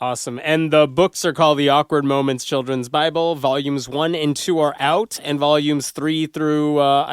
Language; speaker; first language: English; native; English